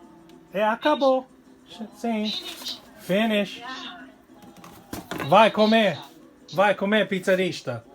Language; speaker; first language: Portuguese; non-native, learner; English